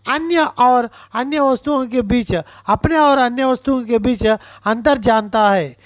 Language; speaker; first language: Hindi; non-native, local second language; Telugu